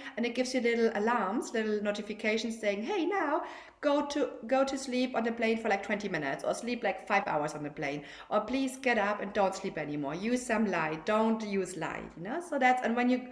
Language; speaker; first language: English; non-native, fluent; German